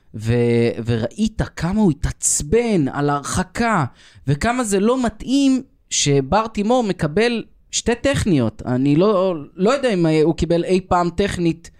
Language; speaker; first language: Hebrew; native; Hebrew